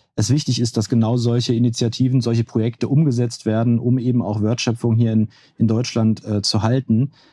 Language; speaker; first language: German; native; German